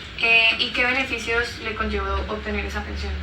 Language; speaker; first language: Spanish; native; Spanish